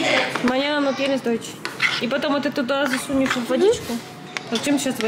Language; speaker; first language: Russian; native; Russian